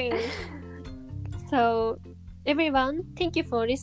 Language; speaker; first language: English; non-native, learner; Japanese